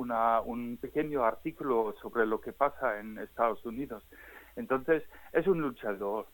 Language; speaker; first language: Spanish; non-native, fluent; German